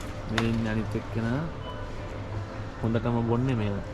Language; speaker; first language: Sinhala; native; Sinhala